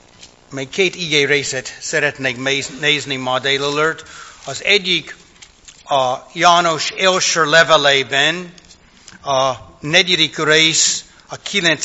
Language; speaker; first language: Hungarian; non-native, fluent; English